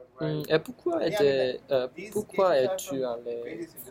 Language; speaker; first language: French; non-native, learner; Chinese